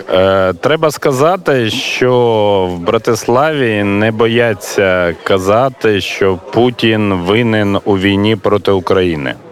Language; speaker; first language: Ukrainian; native; Ukrainian